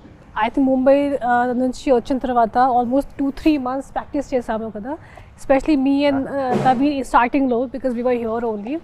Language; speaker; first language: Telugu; non-native, learner; Hindi